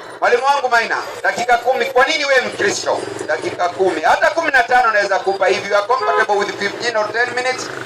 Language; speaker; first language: Swahili; native; Swahili